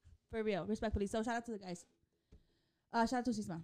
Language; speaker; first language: English; early bilingual, other home language; Spanish